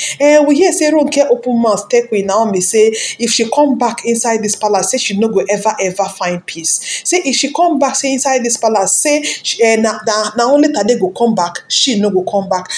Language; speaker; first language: Nigerian Pidgin; non-native, local second language; Yoruba